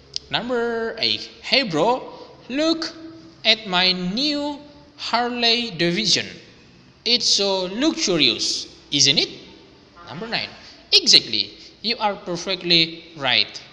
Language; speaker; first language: English; non-native, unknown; Indonesian